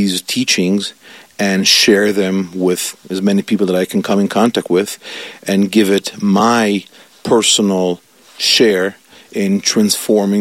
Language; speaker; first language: English; non-native, fluent; Italian